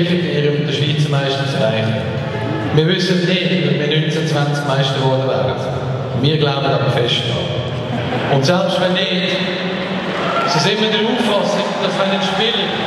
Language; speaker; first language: German; native; German